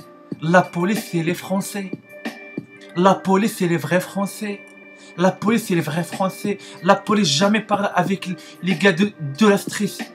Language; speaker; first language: French; non-native, learner; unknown